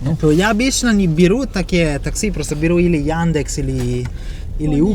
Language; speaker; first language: Russian; non-native, fluent; Italian